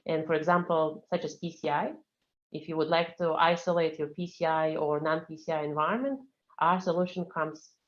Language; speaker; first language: English; non-native, fluent; Russian